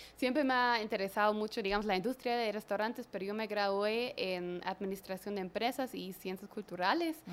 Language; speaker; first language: Spanish; non-native, fluent; German